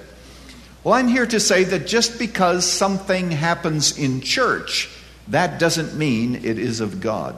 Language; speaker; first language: English; native; English